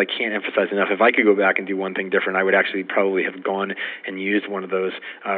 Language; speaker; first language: English; native; English